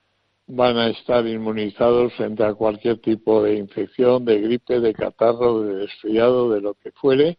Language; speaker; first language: Spanish; native; Spanish